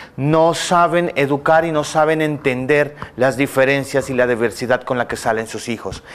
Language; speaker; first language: Spanish; native; Spanish